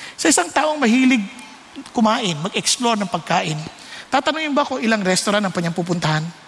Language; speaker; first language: Filipino; native; Filipino